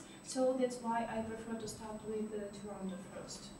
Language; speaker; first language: English; non-native, fluent; Russian